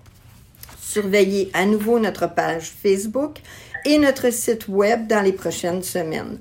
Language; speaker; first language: French; native; French